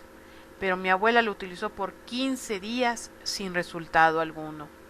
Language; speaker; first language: Spanish; native; Spanish